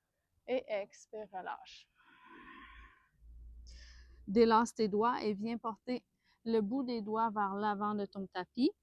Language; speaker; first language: French; native; French